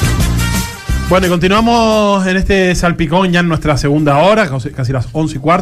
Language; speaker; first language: Spanish; native; Spanish